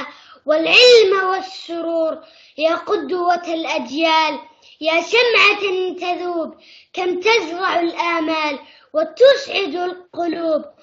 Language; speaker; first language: Arabic; native; Arabic